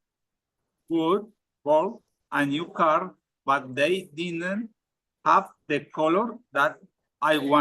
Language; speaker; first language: English; non-native, learner; Spanish